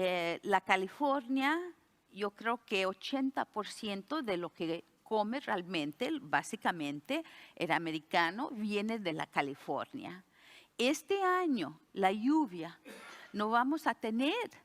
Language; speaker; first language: Spanish; early bilingual, heritage; Spanish